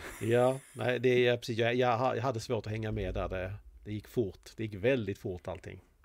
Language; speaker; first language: Swedish; native; Swedish